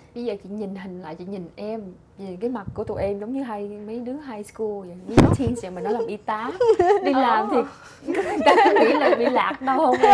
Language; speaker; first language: Vietnamese; early bilingual, heritage; Vietnamese